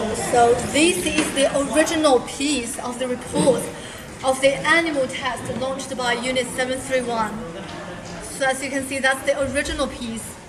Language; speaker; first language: English; non-native, fluent; Chinese